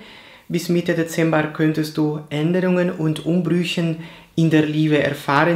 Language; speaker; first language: German; non-native, fluent; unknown